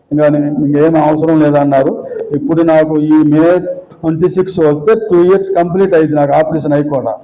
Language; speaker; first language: Telugu; native; Telugu